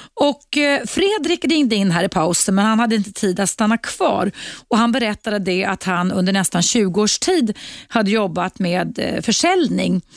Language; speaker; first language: Swedish; native; Swedish